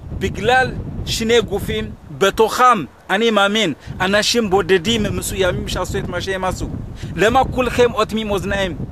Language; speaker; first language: Hebrew; non-native, fluent; Amharic